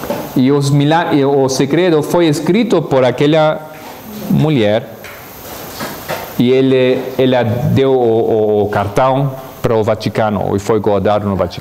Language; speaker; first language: Portuguese; non-native, fluent; Spanish